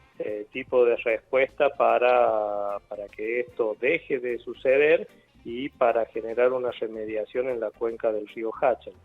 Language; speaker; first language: Spanish; native; Spanish